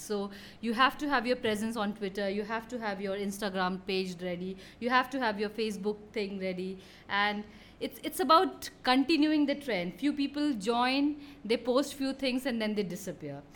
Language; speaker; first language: English; non-native, local second language; Hindi